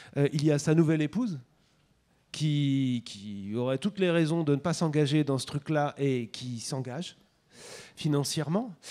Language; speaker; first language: French; native; French